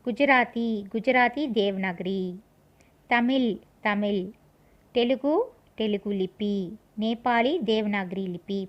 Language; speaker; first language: Hindi; non-native, local second language; Tamil